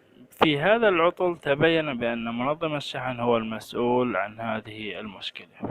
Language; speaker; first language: Arabic; native; Arabic